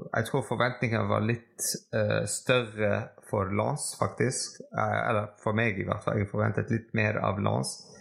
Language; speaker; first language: Norwegian; non-native, fluent; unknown